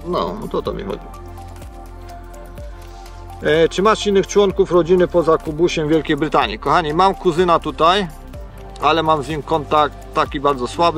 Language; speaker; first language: Polish; native; Polish